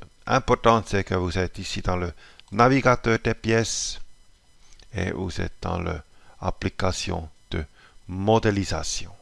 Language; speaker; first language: French; non-native, local second language; German